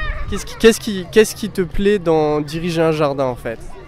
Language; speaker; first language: French; native; French